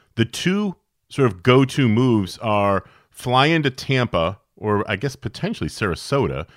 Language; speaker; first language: English; native; English